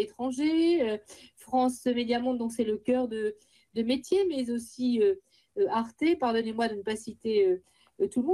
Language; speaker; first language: French; native; French